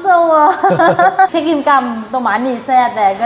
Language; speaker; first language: Korean; non-native, fluent; Vietnamese